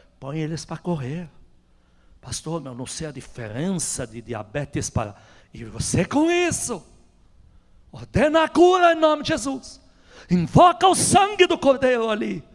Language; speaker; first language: Portuguese; non-native, fluent; Arabic